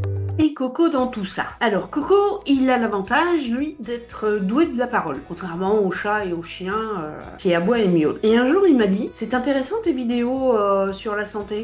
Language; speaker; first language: French; native; French